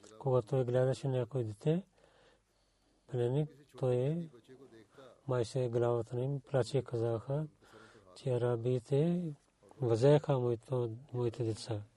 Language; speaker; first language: Bulgarian; non-native, learner; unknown